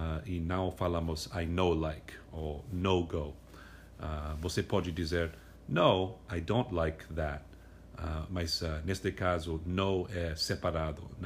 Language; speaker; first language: Portuguese; non-native, fluent; English